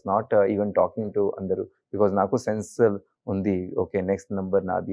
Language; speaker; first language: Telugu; non-native, learner; Hindi